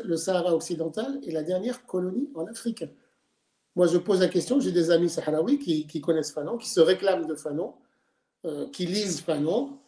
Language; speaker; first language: French; native; French